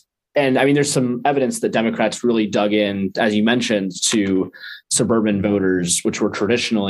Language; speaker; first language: English; native; English